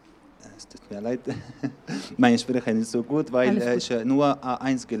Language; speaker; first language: German; non-native, learner; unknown